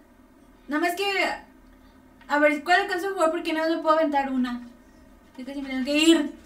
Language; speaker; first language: Spanish; native; Spanish